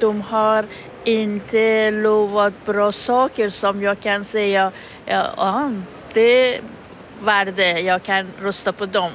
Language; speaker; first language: Swedish; non-native, fluent; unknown